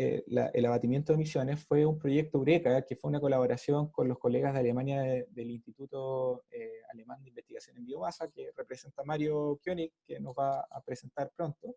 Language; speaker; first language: Spanish; native; Spanish